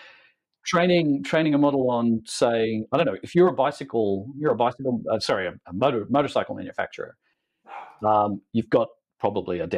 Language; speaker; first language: English; native; English